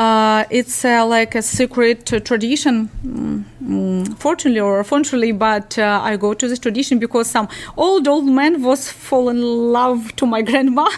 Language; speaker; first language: English; non-native, learner; Ukrainian